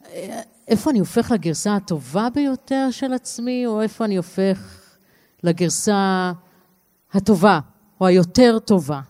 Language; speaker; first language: Hebrew; native; Hebrew